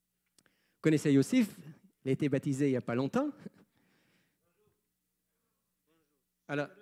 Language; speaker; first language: French; native; French